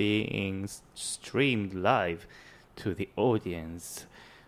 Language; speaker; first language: English; non-native, fluent; Japanese